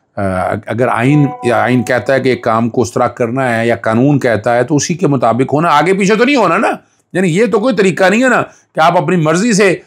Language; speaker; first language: Urdu; non-native, local second language; Punjabi